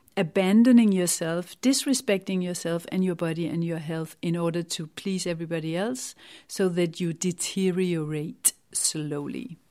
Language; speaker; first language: English; non-native, fluent; Danish